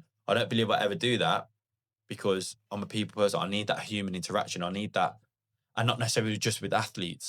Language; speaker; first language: English; native; English